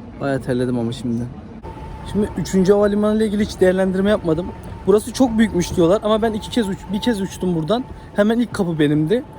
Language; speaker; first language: Turkish; native; Turkish